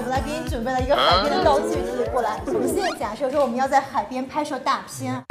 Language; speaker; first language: Chinese; native; Chinese